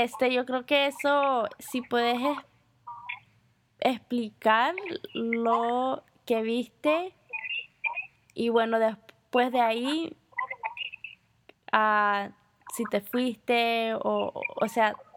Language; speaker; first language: Spanish; early bilingual, heritage; Spanish